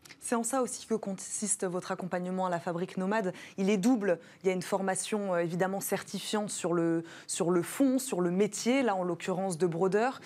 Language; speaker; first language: French; native; French